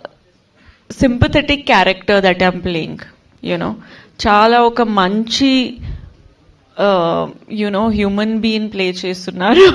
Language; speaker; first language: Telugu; non-native, learner; Hindi